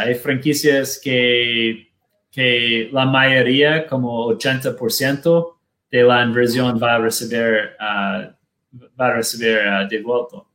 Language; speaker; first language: Spanish; non-native, learner; Portuguese